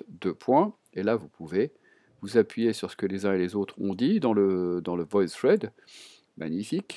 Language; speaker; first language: French; native; French